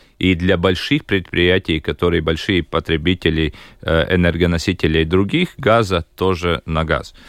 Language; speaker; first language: Russian; non-native, local second language; Latvian